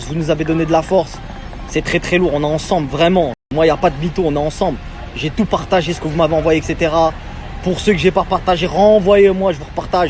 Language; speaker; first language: French; native; French